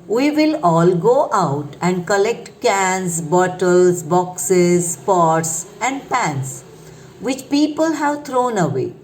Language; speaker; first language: English; non-native, local second language; Marathi